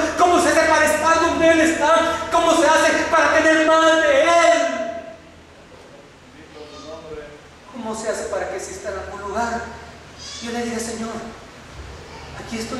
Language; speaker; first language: Spanish; native; Spanish